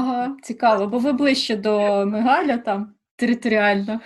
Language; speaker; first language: Ukrainian; native; Ukrainian